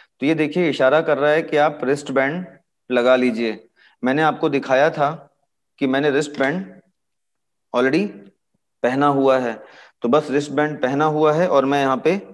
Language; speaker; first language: Hindi; native; Hindi